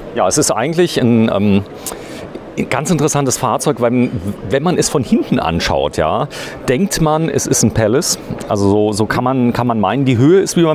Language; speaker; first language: German; native; German